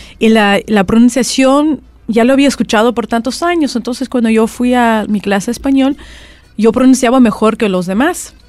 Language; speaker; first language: Spanish; non-native, fluent; Russian